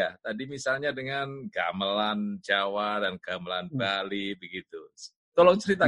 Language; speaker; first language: Indonesian; native; Indonesian